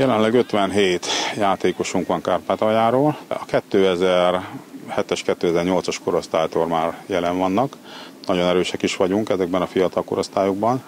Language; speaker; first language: Hungarian; native; Hungarian